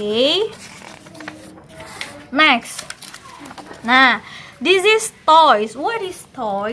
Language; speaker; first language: English; non-native, fluent; Indonesian